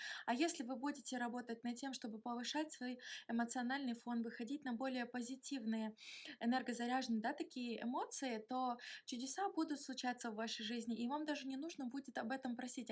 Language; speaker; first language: Russian; native; Russian